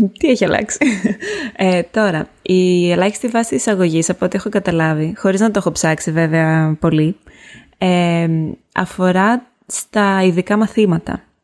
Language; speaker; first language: Greek; native; Greek